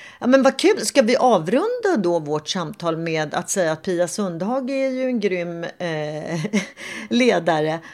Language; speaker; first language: Swedish; native; Swedish